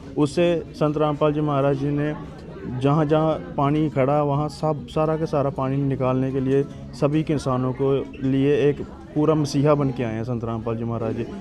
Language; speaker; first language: Hindi; non-native, local second language; Punjabi